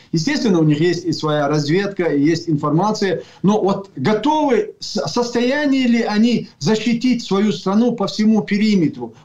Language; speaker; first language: Russian; non-native, local second language; Chechen